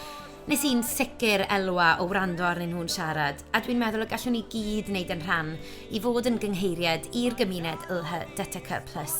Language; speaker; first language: Welsh; native; Welsh